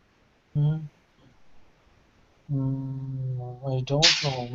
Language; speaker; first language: English; non-native, learner; Russian